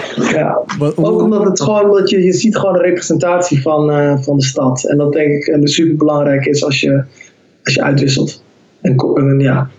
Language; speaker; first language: Dutch; early bilingual, other home language; Somali